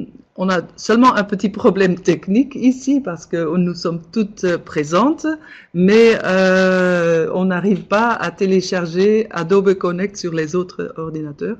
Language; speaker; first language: French; non-native, local second language; Dutch